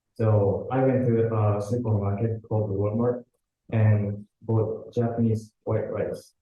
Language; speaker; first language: English; non-native, learner; Japanese